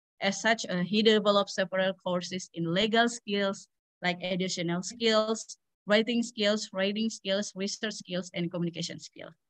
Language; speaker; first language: English; non-native, learner; Indonesian